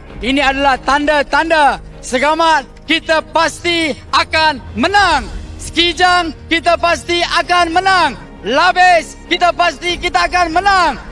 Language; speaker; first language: Malay; non-native, local second language; Tamil